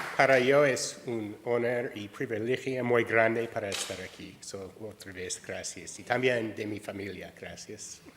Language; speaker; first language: Spanish; non-native, learner; English